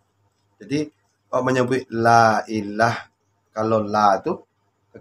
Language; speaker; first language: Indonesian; non-native, local second language; Minangkabau